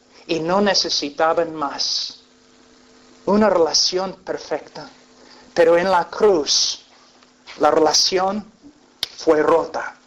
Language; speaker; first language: Spanish; non-native, fluent; English